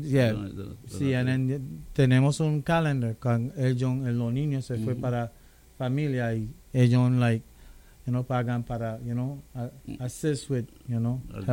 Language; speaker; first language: Spanish; non-native, local second language; English